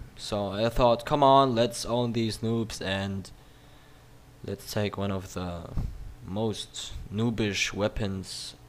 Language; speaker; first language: English; non-native, learner; German